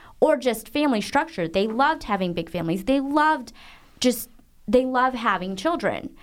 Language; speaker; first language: English; native; English